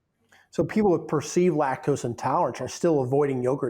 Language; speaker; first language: English; native; English